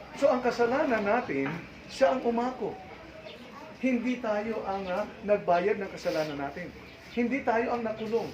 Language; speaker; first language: Filipino; non-native, local second language; Cebuano